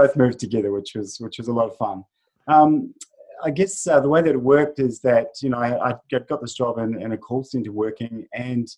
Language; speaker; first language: English; native; English